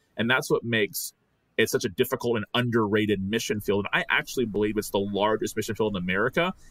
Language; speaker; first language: English; native; English